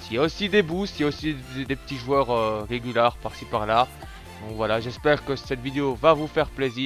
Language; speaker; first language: French; native; French